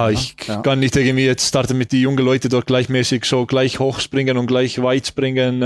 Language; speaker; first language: German; non-native, learner; Estonian